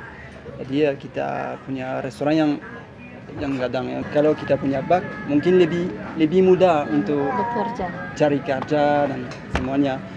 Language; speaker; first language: Indonesian; non-native, learner; French